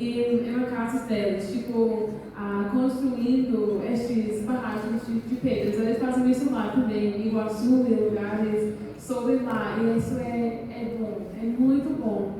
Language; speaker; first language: Portuguese; non-native, learner; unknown